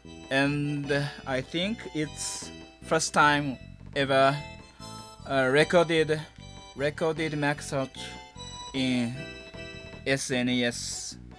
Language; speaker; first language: English; non-native, learner; Japanese